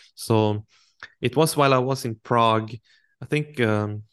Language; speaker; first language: English; non-native, fluent; Swedish